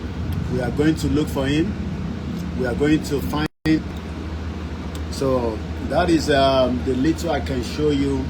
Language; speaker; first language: English; non-native, local second language; Yoruba